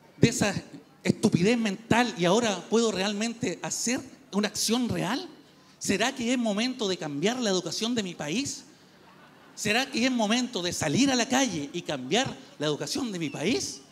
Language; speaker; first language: Spanish; native; Spanish